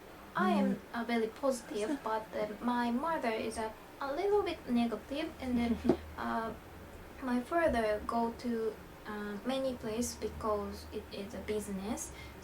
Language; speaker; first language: English; non-native, learner; Japanese